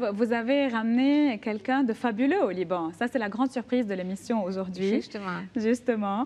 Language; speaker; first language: French; non-native, local second language; Arabic